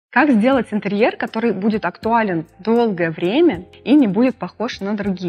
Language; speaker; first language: Russian; native; Russian